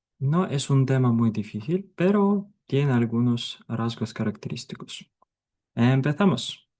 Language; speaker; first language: Spanish; non-native, fluent; Ukrainian